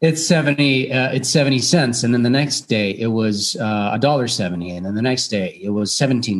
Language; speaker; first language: English; non-native, fluent; Bulgarian